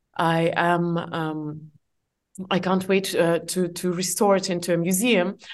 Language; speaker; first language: English; non-native, fluent; Estonian